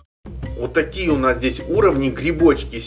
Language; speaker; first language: Russian; native; Russian